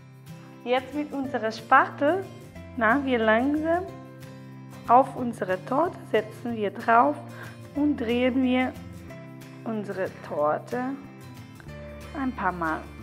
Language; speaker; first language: German; non-native, learner; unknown